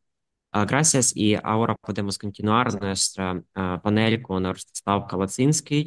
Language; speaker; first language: Spanish; non-native, fluent; Ukrainian